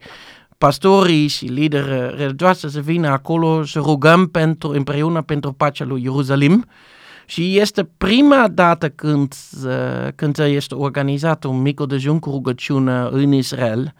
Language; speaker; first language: Romanian; non-native, learner; Dutch